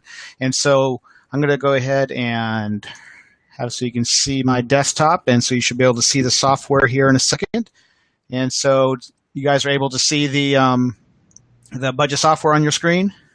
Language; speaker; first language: English; native; English